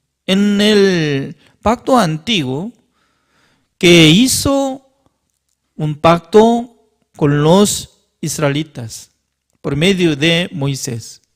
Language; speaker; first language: Spanish; non-native, learner; Korean